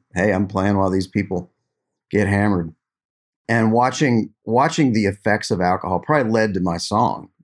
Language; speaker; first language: English; native; English